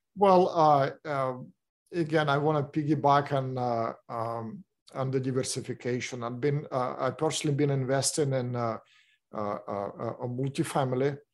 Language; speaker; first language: English; non-native, fluent; Russian